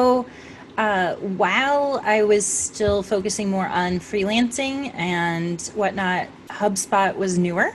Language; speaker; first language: English; native; English